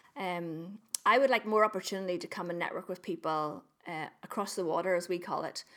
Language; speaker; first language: English; native; English